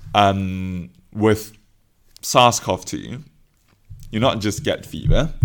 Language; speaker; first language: English; non-native, local second language; Chinese